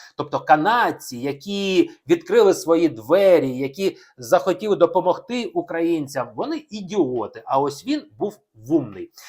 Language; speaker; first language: Ukrainian; non-native, local second language; Russian